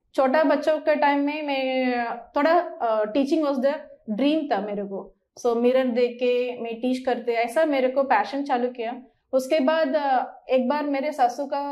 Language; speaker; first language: Hindi; non-native, local second language; Malayalam